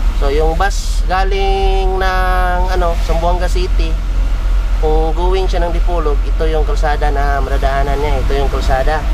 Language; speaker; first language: Filipino; non-native, local second language; Cebuano